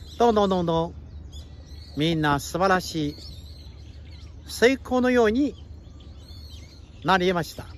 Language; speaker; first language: Japanese; non-native, fluent; Chinese